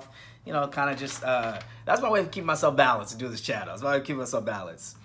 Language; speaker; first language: English; native; English